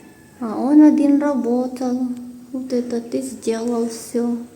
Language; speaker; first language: Russian; non-native, learner; Filipino